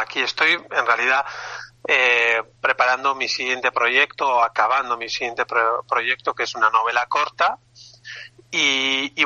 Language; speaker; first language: Spanish; non-native, local second language; Basque